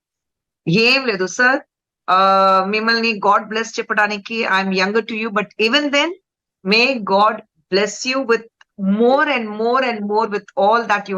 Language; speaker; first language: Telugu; non-native, fluent; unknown